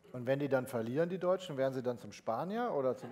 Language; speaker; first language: German; native; German